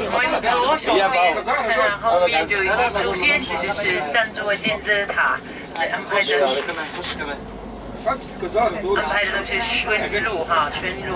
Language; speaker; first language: Chinese; non-native, fluent; Arabic